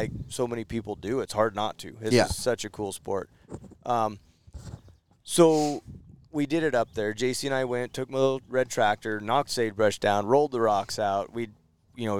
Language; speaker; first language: English; native; English